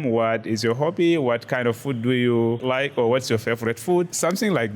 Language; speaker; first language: English; non-native, fluent; Arabic